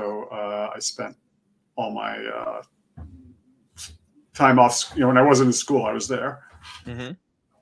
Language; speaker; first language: English; native; English